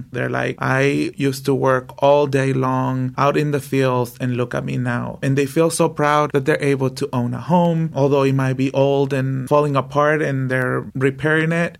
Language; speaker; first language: English; non-native, fluent; Spanish